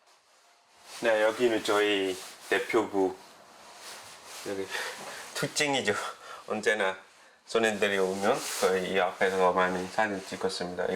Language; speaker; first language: Korean; non-native, fluent; Burmese